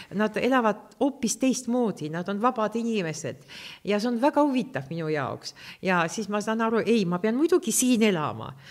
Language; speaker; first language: Estonian; non-native, local second language; Russian